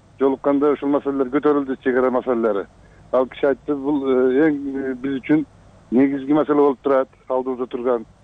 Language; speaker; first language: Kyrgyz; non-native, local second language; Uzbek